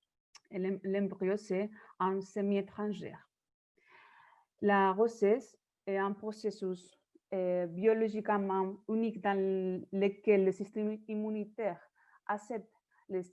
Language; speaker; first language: French; non-native, fluent; Spanish